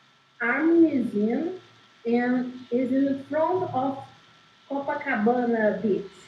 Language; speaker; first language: English; non-native, learner; Portuguese